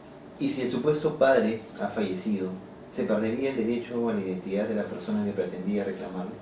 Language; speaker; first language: Spanish; native; Spanish